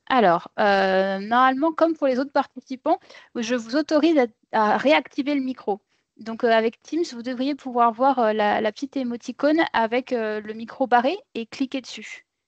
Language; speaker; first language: French; native; French